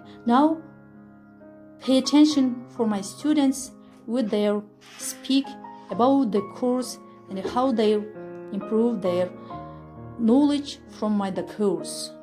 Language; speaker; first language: English; non-native, fluent; Kyrgyz